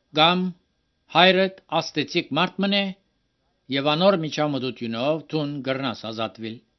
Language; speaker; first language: Armenian; native; Armenian